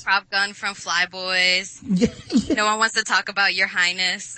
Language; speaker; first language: English; native; English